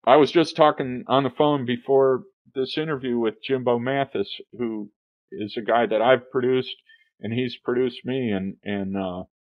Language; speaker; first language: English; native; English